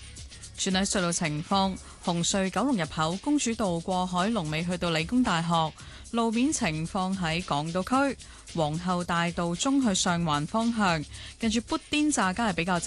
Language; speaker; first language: Cantonese; native; Cantonese